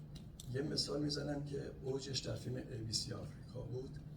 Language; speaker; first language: Persian; native; Persian